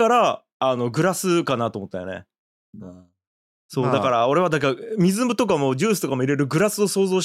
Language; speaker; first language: Japanese; native; Japanese